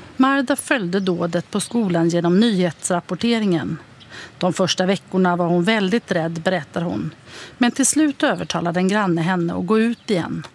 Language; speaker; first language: Swedish; native; Swedish